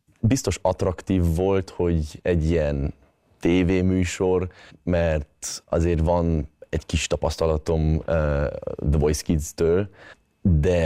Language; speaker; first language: Hungarian; early bilingual, heritage; Hungarian